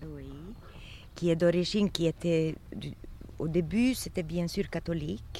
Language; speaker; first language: French; non-native, fluent; Swedish